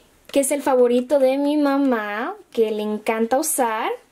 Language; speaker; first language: Spanish; early bilingual, heritage; Spanish